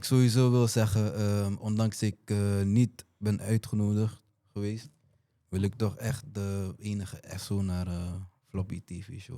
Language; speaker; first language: Dutch; early bilingual, other home language; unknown